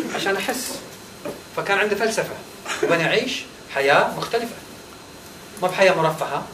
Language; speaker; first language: Arabic; native; Arabic